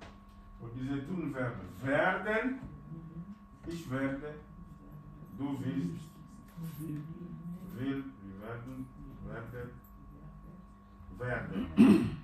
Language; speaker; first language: German; non-native, fluent; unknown